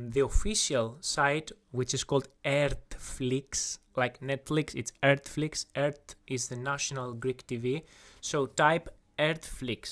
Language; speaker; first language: English; non-native, fluent; Greek